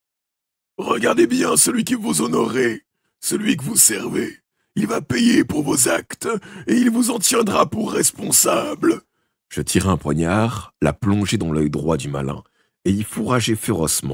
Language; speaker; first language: French; native; French